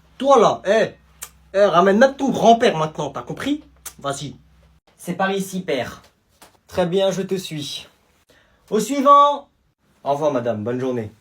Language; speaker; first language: French; native; French